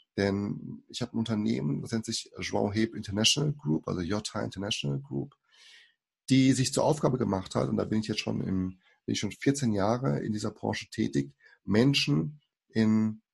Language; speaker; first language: German; early bilingual, other home language; Portuguese